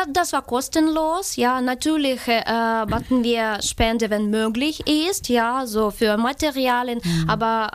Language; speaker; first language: German; non-native, learner; Ukrainian